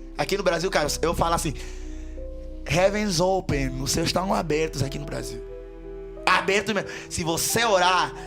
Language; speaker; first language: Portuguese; native; Portuguese